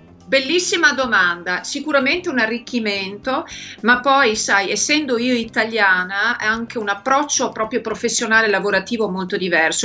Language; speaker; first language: Italian; native; Italian